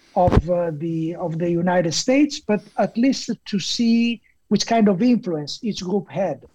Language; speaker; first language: English; non-native, fluent; Italian